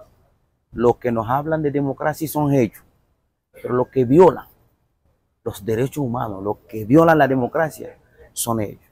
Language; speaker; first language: Spanish; non-native, fluent; Bambara